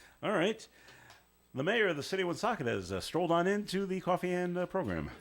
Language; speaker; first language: English; native; English